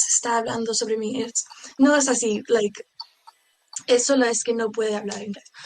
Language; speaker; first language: Spanish; non-native, learner; English